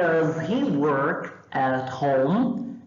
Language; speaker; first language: English; non-native, fluent; Portuguese